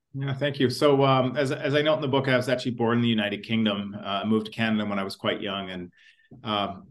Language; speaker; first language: English; native; English